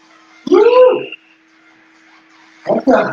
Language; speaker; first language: English; native; English